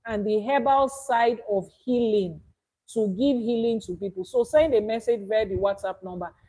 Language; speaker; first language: English; non-native, local second language; Yoruba